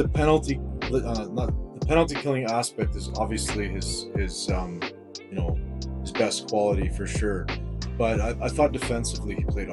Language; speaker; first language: English; native; English